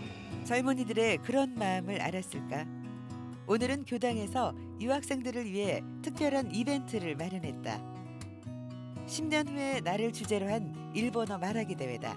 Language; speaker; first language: Korean; native; Korean